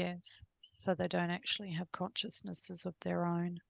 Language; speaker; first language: English; native; English